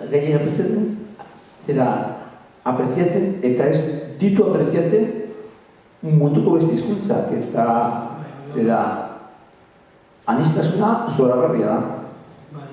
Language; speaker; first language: Basque; non-native, local second language; Spanish